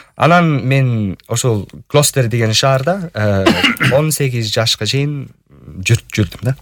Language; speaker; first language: Kyrgyz; non-native, fluent; English